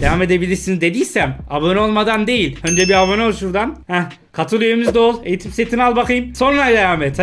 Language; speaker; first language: Turkish; native; Turkish